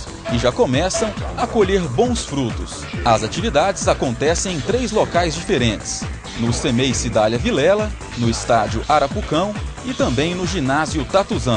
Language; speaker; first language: Portuguese; native; Portuguese